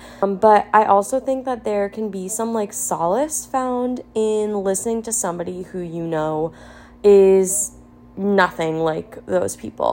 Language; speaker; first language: English; native; English